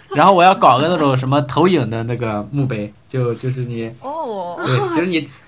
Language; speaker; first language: Chinese; native; Chinese